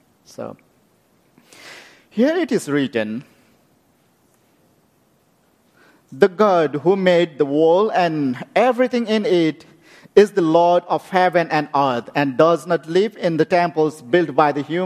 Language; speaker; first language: English; non-native, local second language; Nepali